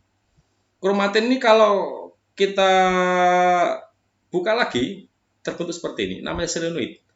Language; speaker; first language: Indonesian; native; Indonesian